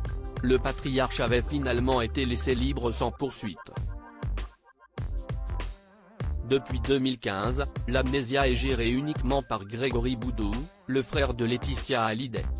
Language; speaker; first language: French; native; French